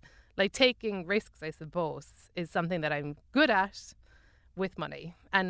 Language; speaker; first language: English; native; English